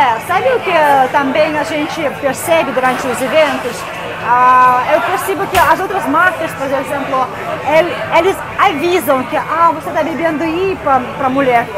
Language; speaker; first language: Portuguese; non-native, fluent; Russian